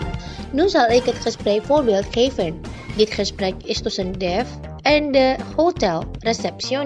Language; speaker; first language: Dutch; non-native, learner; Indonesian